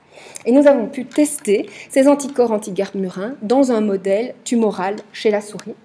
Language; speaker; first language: French; native; French